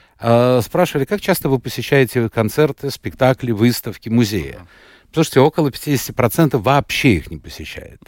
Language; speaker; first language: Russian; native; Russian